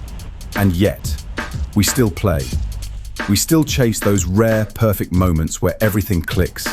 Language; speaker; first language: English; native; English